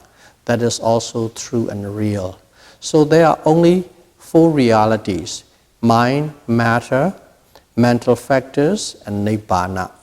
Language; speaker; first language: English; non-native, fluent; Burmese